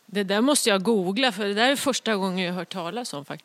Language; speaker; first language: Swedish; native; Swedish